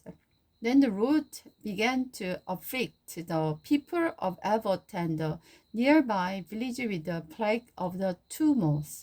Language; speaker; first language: English; non-native, learner; Korean